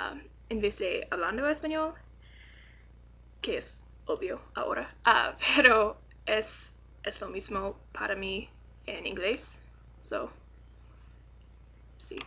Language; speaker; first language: Spanish; non-native, learner; English